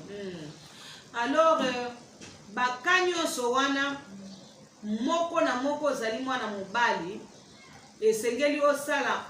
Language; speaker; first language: Lingala; native; Lingala